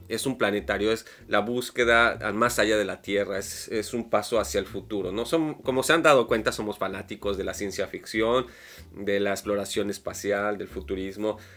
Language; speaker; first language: Spanish; native; Spanish